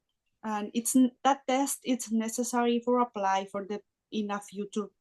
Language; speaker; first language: English; non-native, learner; Spanish